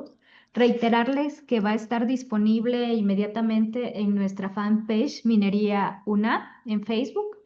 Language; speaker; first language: Spanish; native; Spanish